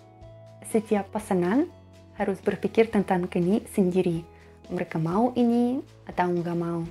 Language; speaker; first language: Indonesian; non-native, fluent; Russian